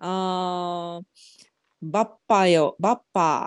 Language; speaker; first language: Korean; non-native, learner; Japanese